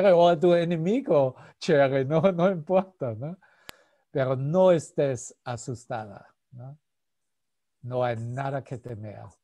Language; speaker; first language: Spanish; non-native, fluent; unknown